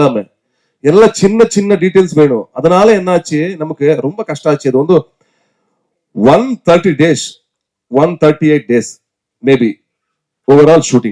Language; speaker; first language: Tamil; non-native, learner; Kannada